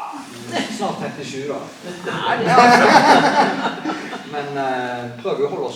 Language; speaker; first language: Norwegian; native; Norwegian